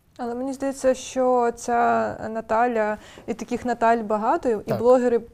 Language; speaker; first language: Ukrainian; native; Ukrainian